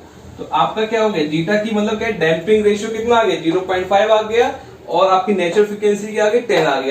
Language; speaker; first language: Hindi; native; Hindi